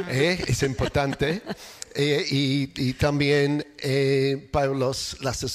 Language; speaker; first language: Spanish; non-native, learner; English